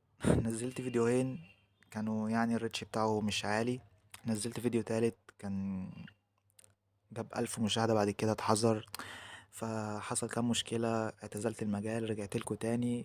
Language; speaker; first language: Arabic; native; Arabic